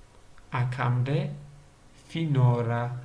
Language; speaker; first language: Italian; non-native, learner; Georgian